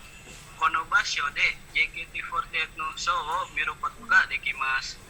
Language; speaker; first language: Japanese; non-native, learner; Indonesian